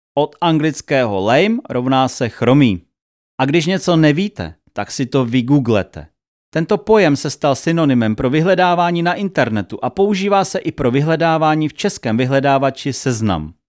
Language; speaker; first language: Czech; native; Czech